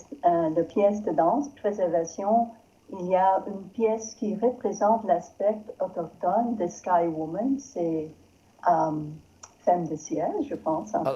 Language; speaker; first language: French; non-native, learner; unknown